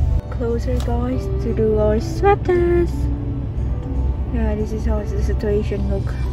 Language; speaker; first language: English; non-native, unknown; Indonesian